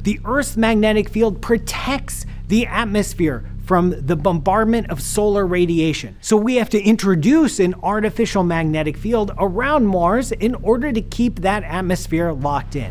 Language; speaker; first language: English; native; English